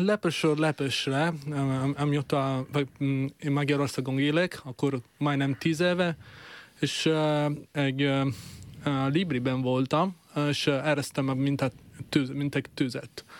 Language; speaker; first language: Hungarian; non-native, fluent; Italian